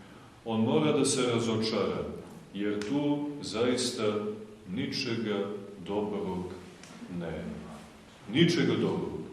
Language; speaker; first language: Serbian; native; Serbian